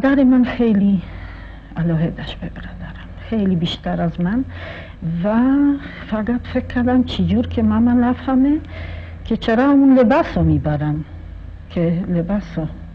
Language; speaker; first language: Persian; early bilingual, other home language; Polish